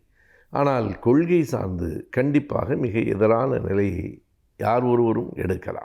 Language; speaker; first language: Tamil; native; Tamil